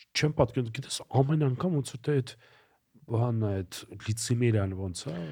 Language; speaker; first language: Armenian; native; Armenian